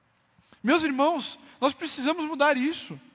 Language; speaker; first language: Portuguese; native; Portuguese